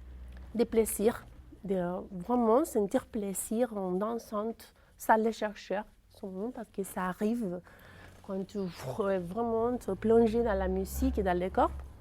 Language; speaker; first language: French; non-native, fluent; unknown